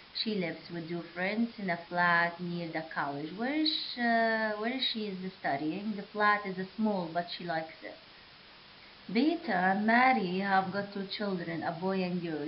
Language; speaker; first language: English; non-native, fluent; Arabic